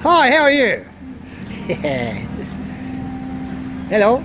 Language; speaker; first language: English; native; English